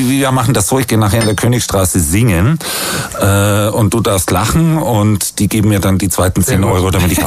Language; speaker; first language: German; native; German